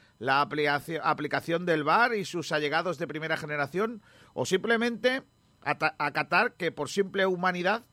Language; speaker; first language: Spanish; native; Spanish